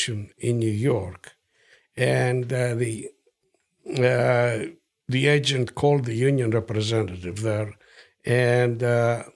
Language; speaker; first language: English; non-native, fluent; Greek